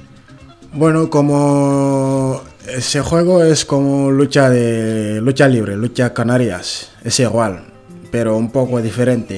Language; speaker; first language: Spanish; non-native, learner; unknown